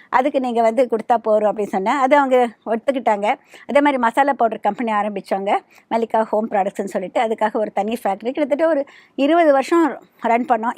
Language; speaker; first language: Tamil; native; Tamil